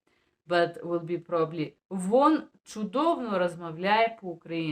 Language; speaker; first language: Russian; non-native, fluent; Bulgarian